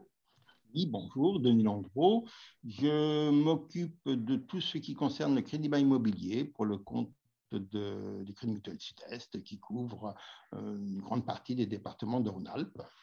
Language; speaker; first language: French; native; French